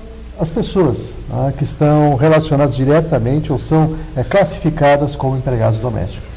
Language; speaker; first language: Portuguese; native; Portuguese